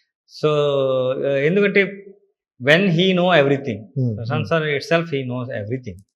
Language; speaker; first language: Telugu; non-native, learner; Kannada